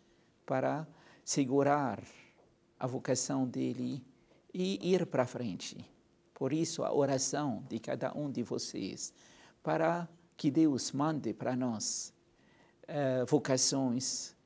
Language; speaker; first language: Portuguese; non-native, fluent; Arabic